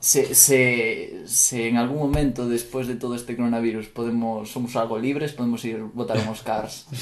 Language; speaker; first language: Spanish; non-native, local second language; Galician